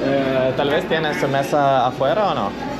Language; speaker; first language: Spanish; non-native, learner; Lithuanian